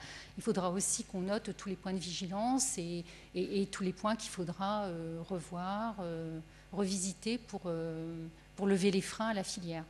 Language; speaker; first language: French; native; French